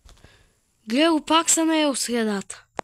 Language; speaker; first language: Bulgarian; native; Bulgarian